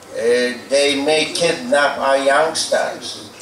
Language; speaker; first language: English; non-native, fluent; Lithuanian